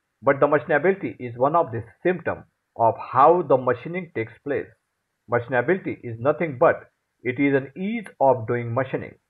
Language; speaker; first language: English; non-native, local second language; Marathi